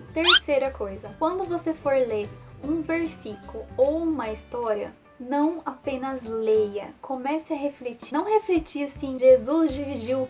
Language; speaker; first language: Portuguese; native; Portuguese